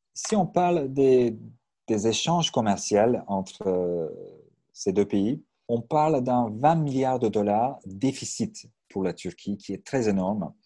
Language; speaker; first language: French; non-native, fluent; Turkish